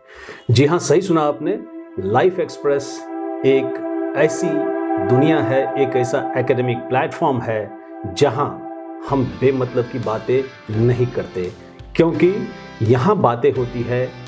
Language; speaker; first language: Hindi; native; Hindi